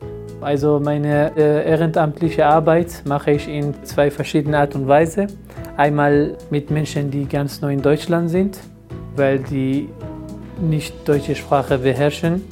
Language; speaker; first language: German; non-native, fluent; Persian